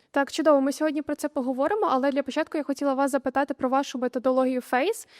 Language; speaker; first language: Ukrainian; native; Ukrainian